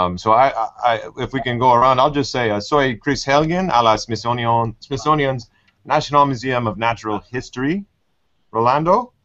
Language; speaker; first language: English; native; English